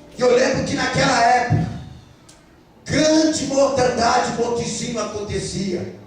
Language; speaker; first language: Portuguese; non-native, fluent; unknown